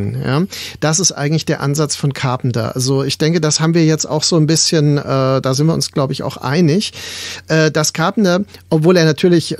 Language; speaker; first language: German; native; German